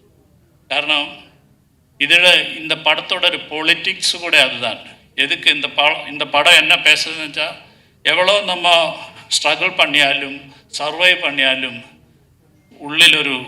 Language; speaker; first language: Tamil; non-native, learner; Malayalam